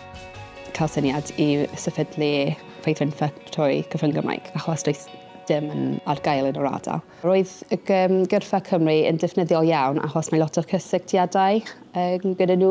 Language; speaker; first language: Welsh; non-native, local second language; English